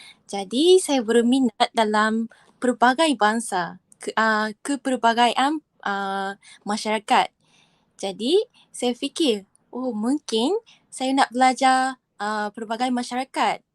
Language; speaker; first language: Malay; non-native, fluent; Japanese